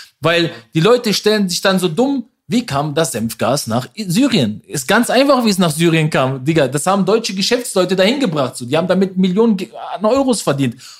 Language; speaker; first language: German; early bilingual, other home language; Persian